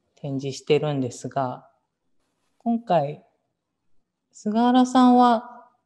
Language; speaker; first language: Japanese; native; Japanese